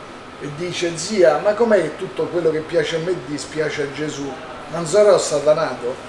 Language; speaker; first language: Italian; native; Italian